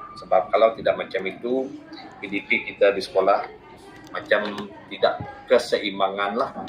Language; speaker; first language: Malay; non-native, local second language; Iban